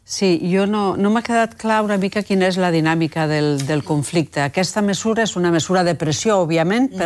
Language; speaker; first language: Catalan; native; Catalan